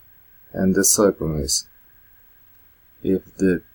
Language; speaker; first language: English; non-native, learner; Spanish